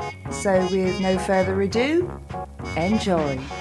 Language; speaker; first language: English; native; English